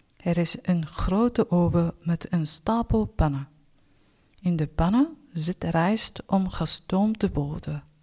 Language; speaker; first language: Dutch; non-native, fluent; Japanese